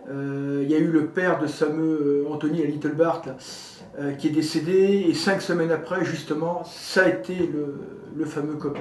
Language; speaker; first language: French; native; French